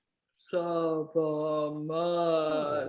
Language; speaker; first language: French; non-native, fluent; English